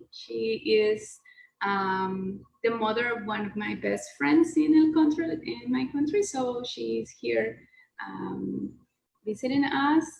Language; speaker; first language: English; non-native, learner; Spanish